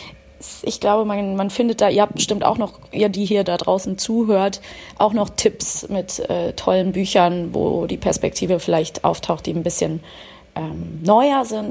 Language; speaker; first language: German; native; German